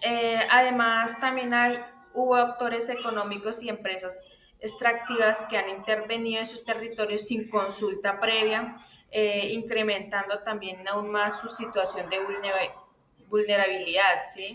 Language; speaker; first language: Spanish; native; Spanish